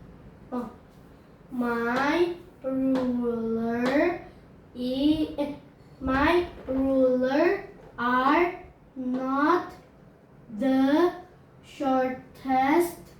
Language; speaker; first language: English; non-native, learner; Indonesian